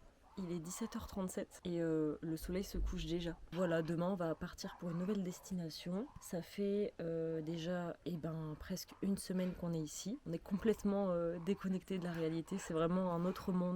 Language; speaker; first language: French; native; French